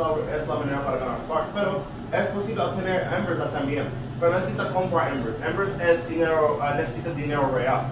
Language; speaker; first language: Spanish; non-native, learner; English